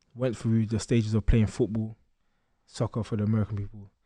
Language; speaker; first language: English; native; English